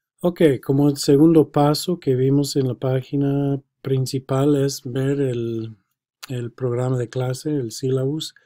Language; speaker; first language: Spanish; non-native, fluent; English